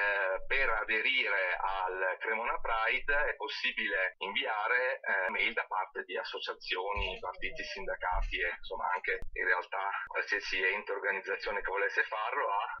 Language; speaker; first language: Italian; native; Italian